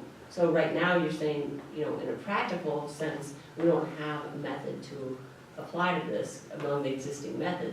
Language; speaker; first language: English; native; English